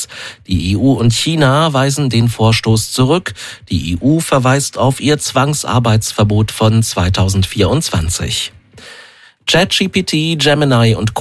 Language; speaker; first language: German; native; German